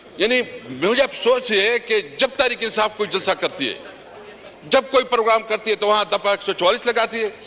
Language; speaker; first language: Urdu; non-native, local second language; Pashto